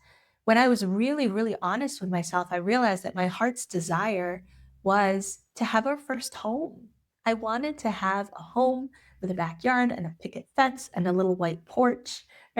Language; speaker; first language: English; native; English